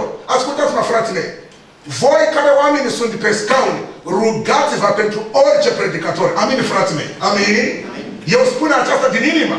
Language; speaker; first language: Romanian; non-native, learner; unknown